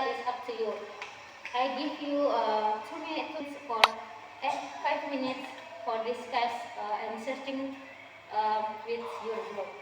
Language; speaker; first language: English; non-native, learner; Indonesian